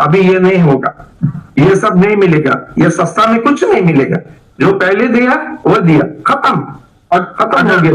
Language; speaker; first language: Hindi; non-native, learner; Bangla